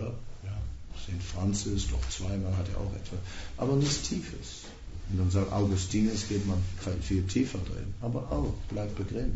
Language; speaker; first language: German; non-native, fluent; Dutch